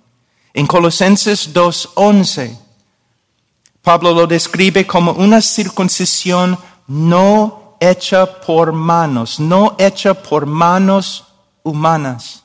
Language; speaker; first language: Spanish; non-native, fluent; English